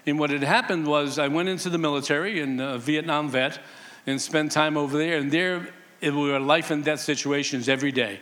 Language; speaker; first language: English; native; English